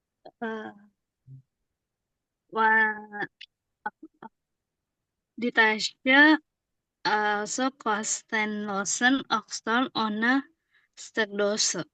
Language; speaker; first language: German; non-native, learner; Indonesian